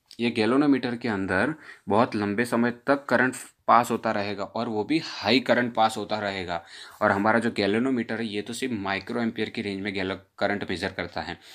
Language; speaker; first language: Hindi; non-native, local second language; Gujarati